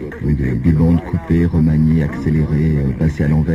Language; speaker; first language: French; native; French